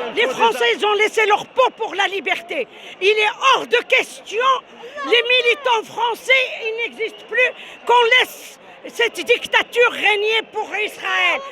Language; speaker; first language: French; non-native, local second language; Arabic